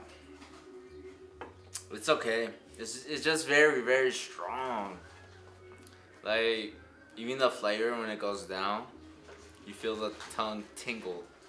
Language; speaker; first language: English; native; English